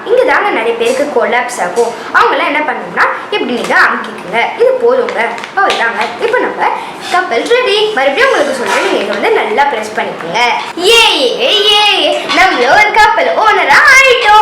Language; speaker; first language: Tamil; native; Tamil